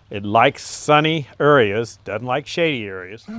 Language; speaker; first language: English; native; English